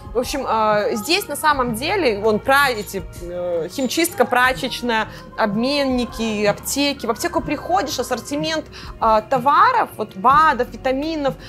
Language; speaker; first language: Russian; native; Russian